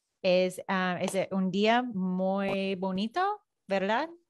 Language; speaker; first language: Spanish; non-native, learner; English